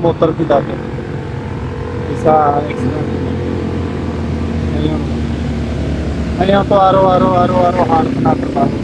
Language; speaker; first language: Filipino; non-native, learner; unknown